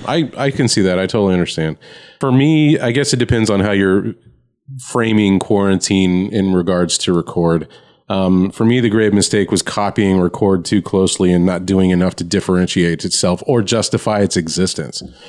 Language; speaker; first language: English; native; English